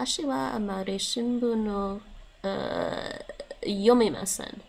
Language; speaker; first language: Japanese; non-native, learner; English